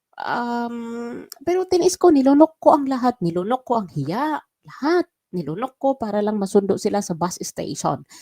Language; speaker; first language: Filipino; non-native, local second language; Waray